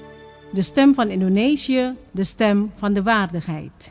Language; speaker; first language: Dutch; non-native, fluent; Indonesian